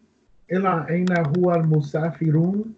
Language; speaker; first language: Arabic; non-native, learner; English